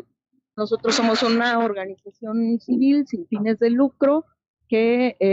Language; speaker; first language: Spanish; native; Spanish